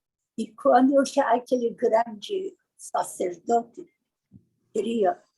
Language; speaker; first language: Portuguese; non-native, learner; Persian